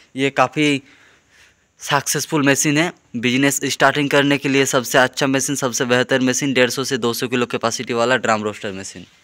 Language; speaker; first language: Hindi; non-native, local second language; Bangla